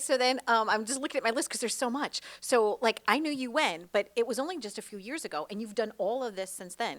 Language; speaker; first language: English; native; English